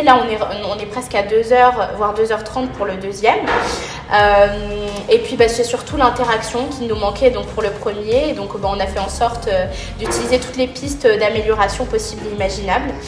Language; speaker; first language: French; native; French